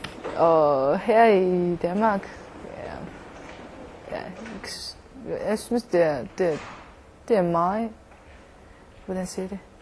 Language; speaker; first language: Danish; non-native, learner; Chinese